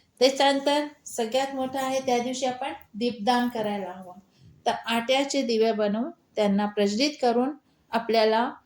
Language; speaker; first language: Marathi; non-native, local second language; Hindi